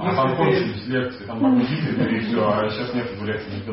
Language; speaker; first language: Russian; native; Russian